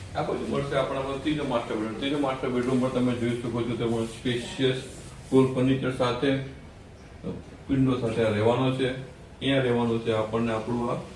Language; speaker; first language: Gujarati; native; Gujarati